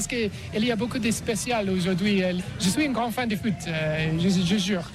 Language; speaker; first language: French; non-native, learner; English